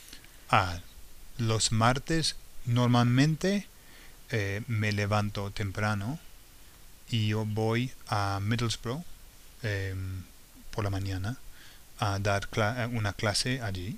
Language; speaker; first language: Spanish; non-native, fluent; English